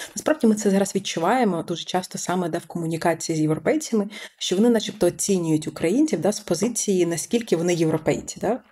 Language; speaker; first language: Ukrainian; early bilingual, other home language; Persian